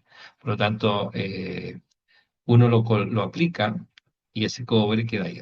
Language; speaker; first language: Spanish; native; Spanish